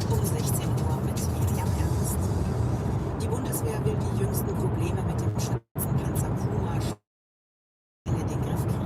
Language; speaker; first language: German; native; German